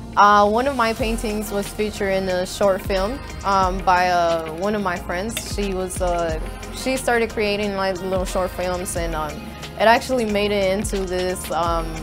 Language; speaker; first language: English; native; English